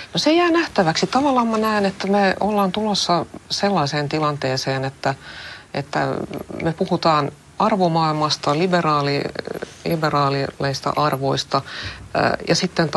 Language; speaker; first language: Finnish; non-native, local second language; Swedish